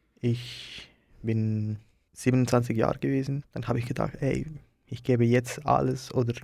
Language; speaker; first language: German; non-native, fluent; Spanish